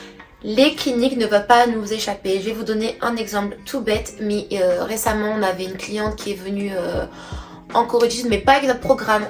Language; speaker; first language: French; native; French